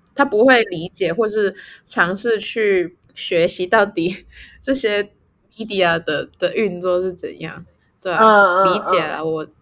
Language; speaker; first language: Chinese; non-native, local second language; Cantonese